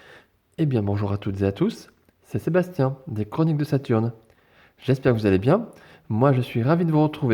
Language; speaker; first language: French; native; French